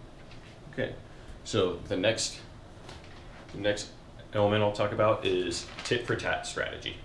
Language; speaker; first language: English; native; English